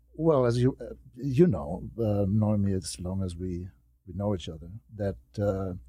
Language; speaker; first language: English; non-native, fluent; German